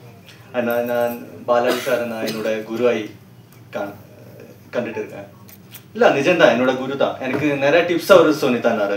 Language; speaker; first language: Tamil; non-native, fluent; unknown